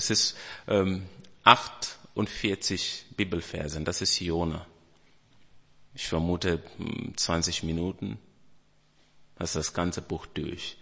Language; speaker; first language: German; non-native, fluent; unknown